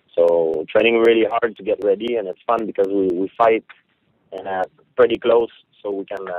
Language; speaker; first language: English; non-native, fluent; French